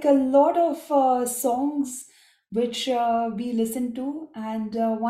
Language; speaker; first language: English; non-native, local second language; Marathi